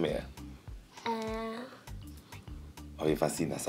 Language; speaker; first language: Dutch; native; Dutch